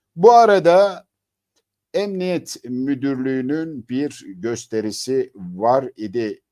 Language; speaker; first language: Turkish; native; Turkish